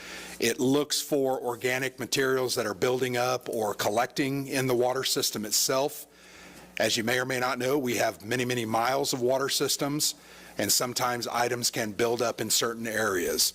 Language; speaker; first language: English; native; English